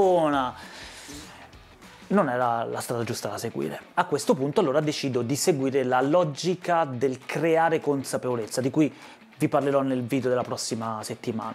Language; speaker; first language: Italian; native; Italian